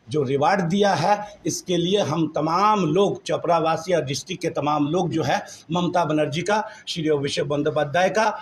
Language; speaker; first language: Hindi; non-native, local second language; Bangla